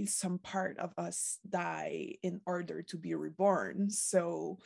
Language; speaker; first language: English; non-native, fluent; French